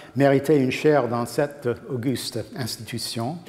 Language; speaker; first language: French; non-native, fluent; English